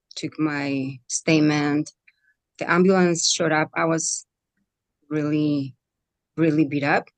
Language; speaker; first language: English; non-native, fluent; Spanish